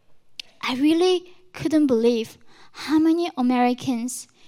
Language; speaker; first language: English; non-native, fluent; Korean